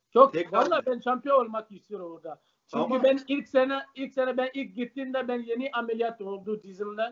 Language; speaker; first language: Turkish; non-native, learner; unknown